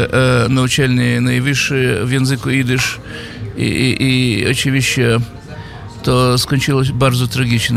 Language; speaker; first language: Polish; non-native, fluent; Yiddish